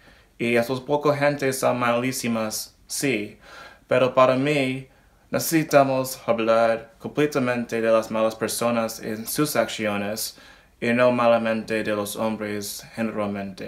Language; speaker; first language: Spanish; non-native, learner; English